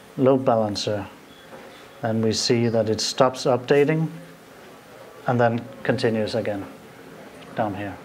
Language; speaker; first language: English; non-native, fluent; Danish